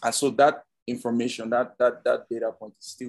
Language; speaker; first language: English; non-native, local second language; Yoruba